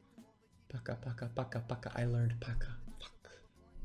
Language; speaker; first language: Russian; non-native, learner; English